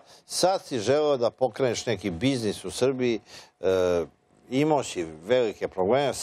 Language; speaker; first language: Serbian; native; Serbian